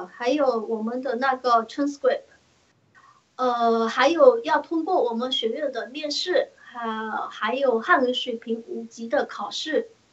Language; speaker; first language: Chinese; early bilingual, heritage; Chinese